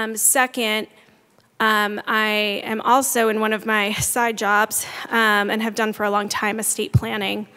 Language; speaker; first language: English; native; English